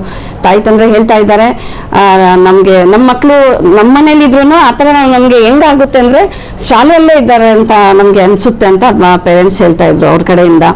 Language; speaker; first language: Kannada; non-native, local second language; Urdu